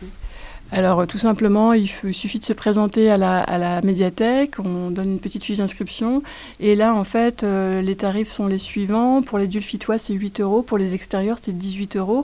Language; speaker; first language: French; native; French